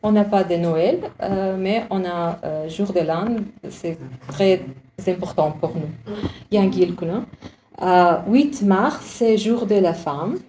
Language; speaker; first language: French; non-native, learner; Uzbek